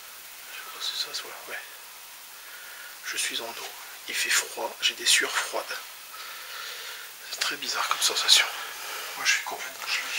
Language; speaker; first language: French; native; French